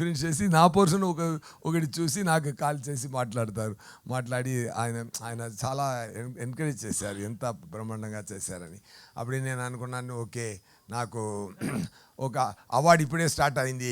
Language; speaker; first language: Telugu; non-native, learner; Tamil